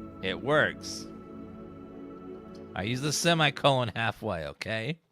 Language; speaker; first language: English; native; English